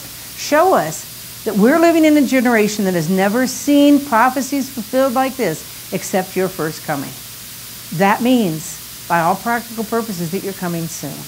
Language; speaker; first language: English; native; English